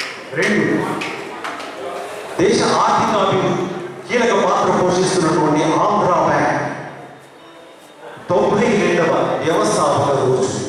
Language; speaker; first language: Telugu; native; Telugu